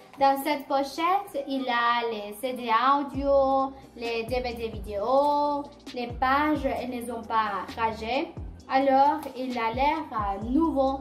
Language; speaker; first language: French; non-native, learner; Spanish